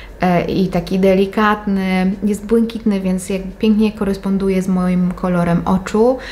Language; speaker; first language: Polish; native; Polish